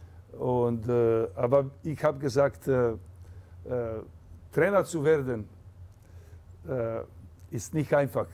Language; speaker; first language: German; non-native, fluent; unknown